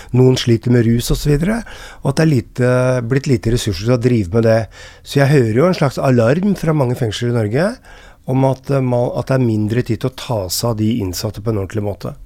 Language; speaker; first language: Norwegian; native; Norwegian